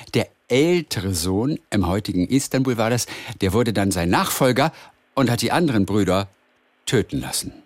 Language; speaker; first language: German; native; German